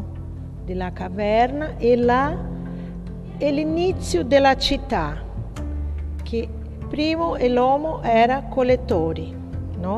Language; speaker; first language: Italian; non-native, fluent; Portuguese